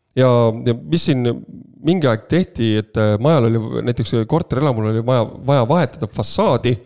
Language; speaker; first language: Estonian; native; Estonian